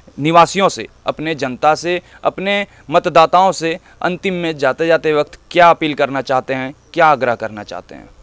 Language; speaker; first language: Hindi; native; Hindi